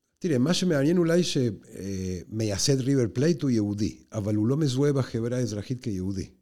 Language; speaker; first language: Hebrew; non-native, fluent; Spanish